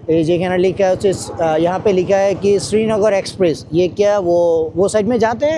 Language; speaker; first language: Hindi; non-native, fluent; Bangla